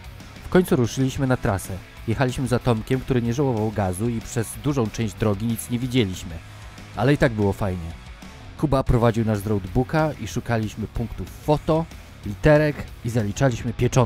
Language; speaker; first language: Polish; native; Polish